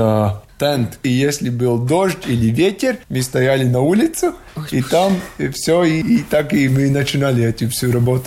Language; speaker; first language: Russian; non-native, local second language; Latvian